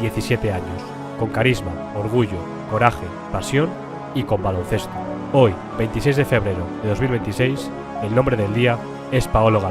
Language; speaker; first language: Spanish; native; Spanish